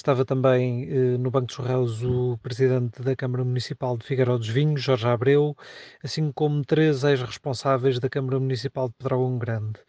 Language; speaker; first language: Portuguese; native; Portuguese